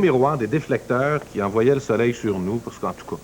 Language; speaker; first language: French; native; French